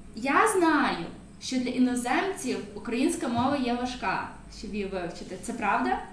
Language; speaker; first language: Ukrainian; native; Ukrainian